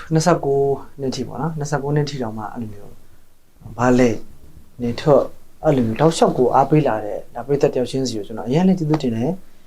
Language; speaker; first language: Burmese; native; Burmese